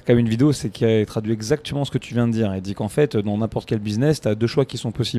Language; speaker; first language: French; native; French